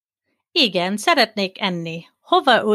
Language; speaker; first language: Hungarian; non-native, learner; English